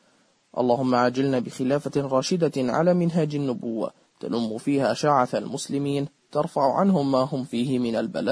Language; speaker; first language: Arabic; native; Arabic